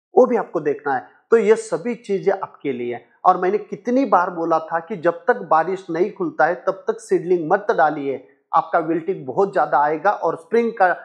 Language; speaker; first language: Hindi; non-native, local second language; Marathi